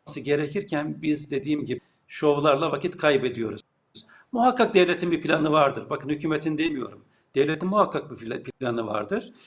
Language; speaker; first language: Turkish; native; Turkish